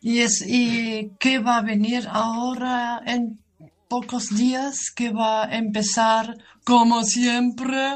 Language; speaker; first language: Spanish; non-native, fluent; German